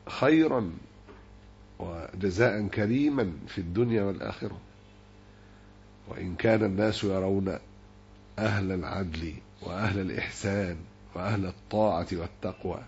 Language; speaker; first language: Arabic; native; Arabic